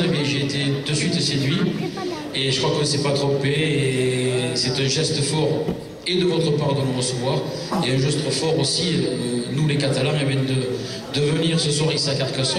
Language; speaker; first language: French; native; French